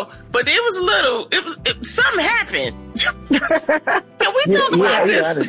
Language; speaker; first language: English; native; English